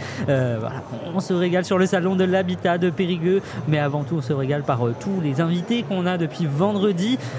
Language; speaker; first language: French; native; French